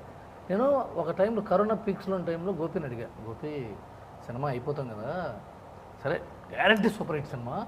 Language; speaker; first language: Telugu; native; Telugu